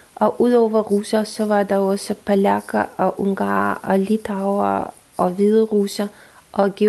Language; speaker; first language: Danish; non-native, fluent; Russian